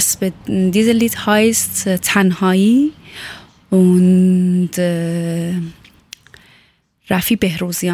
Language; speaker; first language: German; non-native, learner; Persian